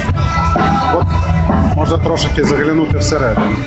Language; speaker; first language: Ukrainian; native; Ukrainian